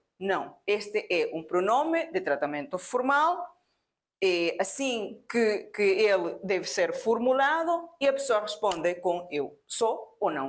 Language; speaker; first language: Portuguese; non-native, fluent; Spanish